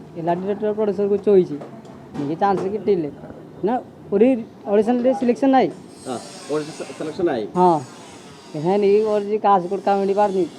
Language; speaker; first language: Malayalam; non-native, local second language; Odia